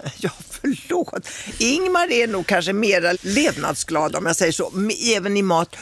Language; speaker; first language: Swedish; early bilingual, other home language; Italian